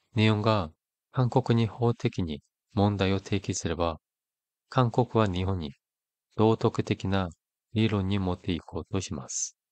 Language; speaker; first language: Japanese; non-native, fluent; Korean